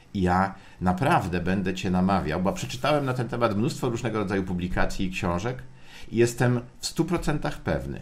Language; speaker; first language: Polish; native; Polish